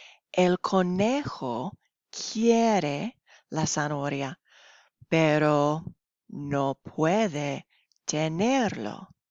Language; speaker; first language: Spanish; non-native, fluent; English